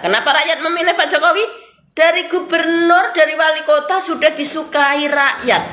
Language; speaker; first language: Indonesian; native; Indonesian